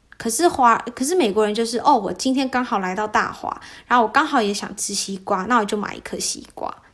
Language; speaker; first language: Chinese; early bilingual, heritage; Chinese